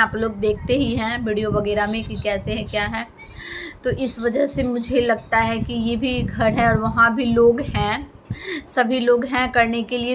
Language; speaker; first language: Hindi; non-native, local second language; Bhojpuri